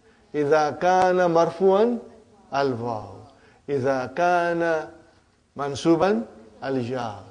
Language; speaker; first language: Arabic; non-native, fluent; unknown